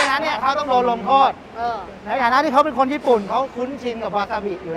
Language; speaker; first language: Thai; native; Thai